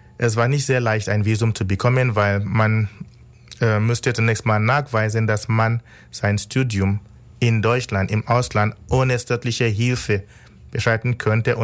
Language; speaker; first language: German; non-native, fluent; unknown